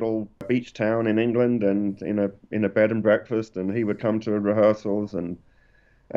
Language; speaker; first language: English; native; English